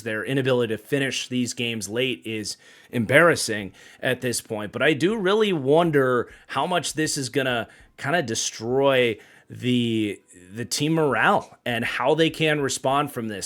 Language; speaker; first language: English; native; English